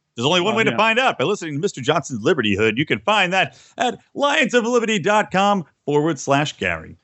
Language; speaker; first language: English; native; English